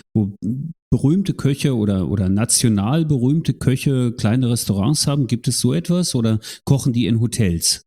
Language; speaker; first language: German; native; German